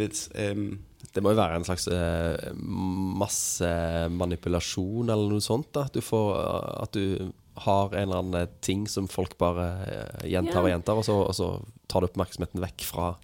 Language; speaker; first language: Norwegian; native; Norwegian